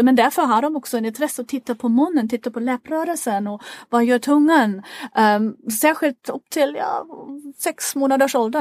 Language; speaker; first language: Swedish; non-native, fluent; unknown